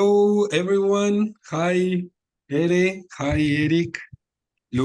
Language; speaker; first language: English; non-native, fluent; Spanish